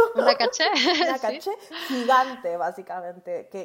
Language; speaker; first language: Spanish; native; Spanish